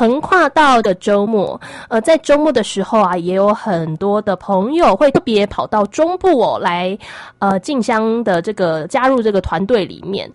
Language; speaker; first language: Chinese; native; Chinese